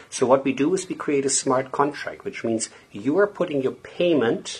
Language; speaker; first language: English; non-native, fluent; German